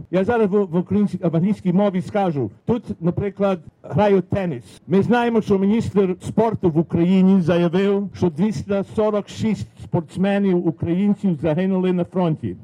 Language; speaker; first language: Ukrainian; early bilingual, heritage; Ukrainian